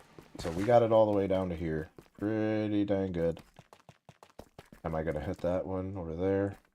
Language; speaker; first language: English; native; English